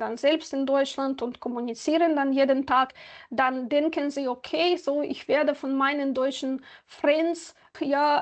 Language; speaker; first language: German; non-native, fluent; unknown